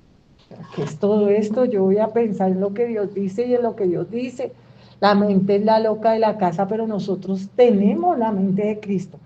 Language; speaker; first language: Spanish; native; Spanish